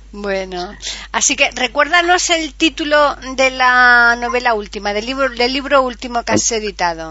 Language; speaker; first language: Spanish; native; Spanish